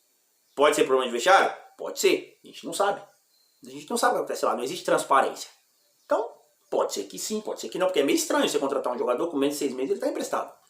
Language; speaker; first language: Portuguese; native; Portuguese